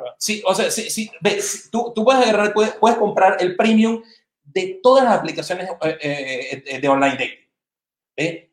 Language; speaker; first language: Spanish; native; Spanish